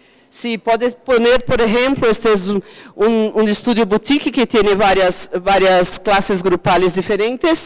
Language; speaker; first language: Spanish; non-native, fluent; Portuguese